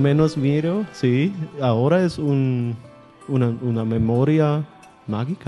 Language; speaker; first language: Spanish; non-native, learner; German